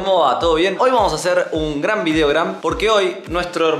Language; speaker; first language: Spanish; native; Spanish